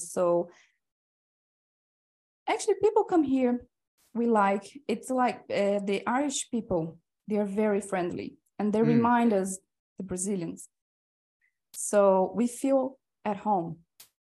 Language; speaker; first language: English; non-native, fluent; Portuguese